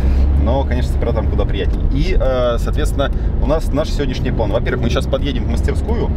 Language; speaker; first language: Russian; native; Russian